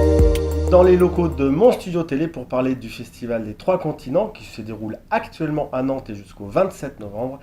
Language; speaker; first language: French; native; French